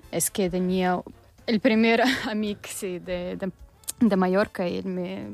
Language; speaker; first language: Catalan; non-native, learner; Russian